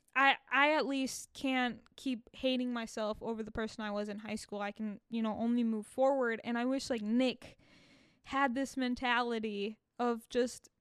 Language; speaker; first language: English; early bilingual, other home language; Spanish